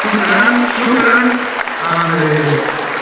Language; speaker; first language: French; non-native, learner; Spanish